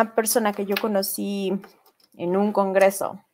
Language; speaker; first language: Spanish; native; Spanish